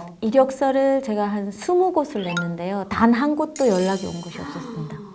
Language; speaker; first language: Korean; native; Korean